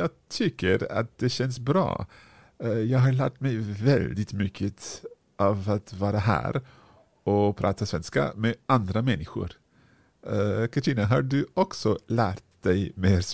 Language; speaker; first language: Swedish; non-native, learner; English